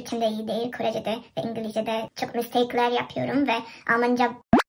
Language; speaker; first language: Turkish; non-native, learner; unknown